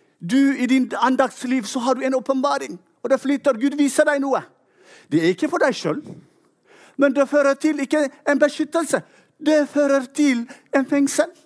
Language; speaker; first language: Norwegian; non-native, fluent; Tigrinya